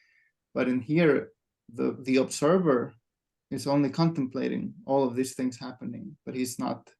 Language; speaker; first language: English; non-native, fluent; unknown